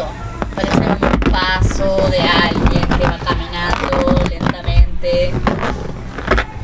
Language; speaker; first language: Spanish; native; Spanish